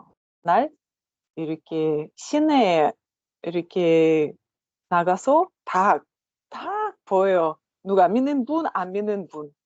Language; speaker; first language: Korean; non-native, learner; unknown